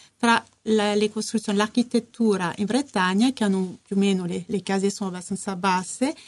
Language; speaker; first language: Italian; non-native, fluent; French